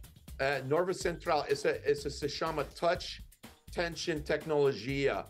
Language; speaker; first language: Portuguese; non-native, learner; English